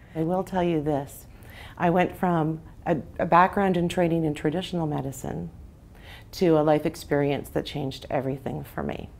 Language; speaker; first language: English; native; English